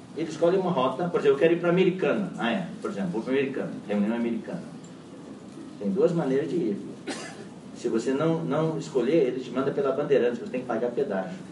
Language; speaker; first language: Portuguese; non-native, fluent; Chinese